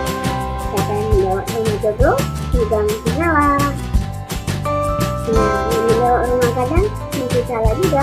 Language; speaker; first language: Indonesian; native; Indonesian